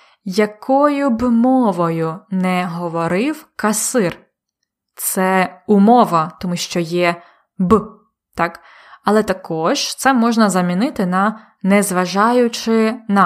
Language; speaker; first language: Ukrainian; native; Ukrainian